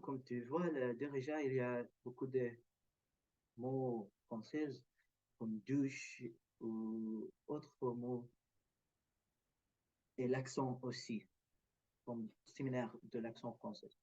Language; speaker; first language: French; non-native, learner; Arabic